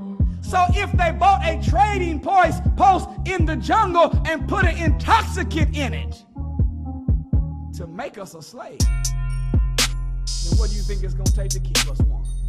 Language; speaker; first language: English; native; English